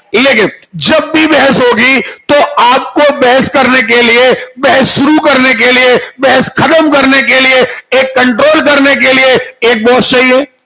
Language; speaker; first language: Hindi; native; Hindi